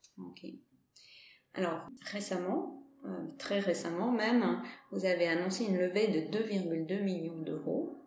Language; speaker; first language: French; native; French